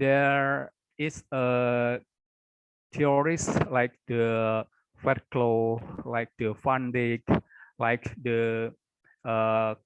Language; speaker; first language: English; non-native, local second language; Indonesian